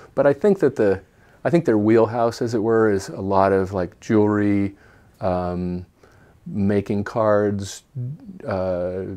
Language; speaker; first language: English; native; English